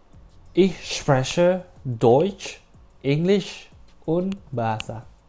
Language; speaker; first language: German; non-native, learner; Indonesian